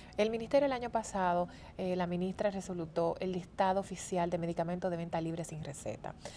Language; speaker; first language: Spanish; native; Spanish